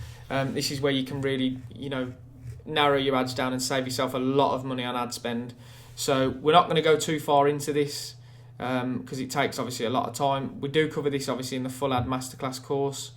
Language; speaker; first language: English; native; English